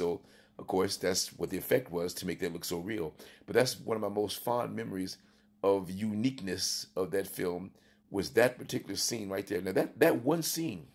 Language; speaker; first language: English; native; English